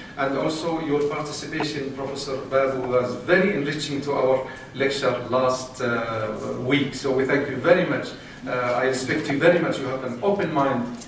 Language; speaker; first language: English; non-native, fluent; Arabic